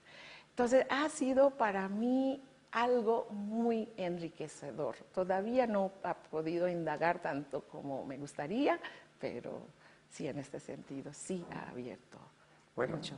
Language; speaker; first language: Spanish; non-native, fluent; Bangla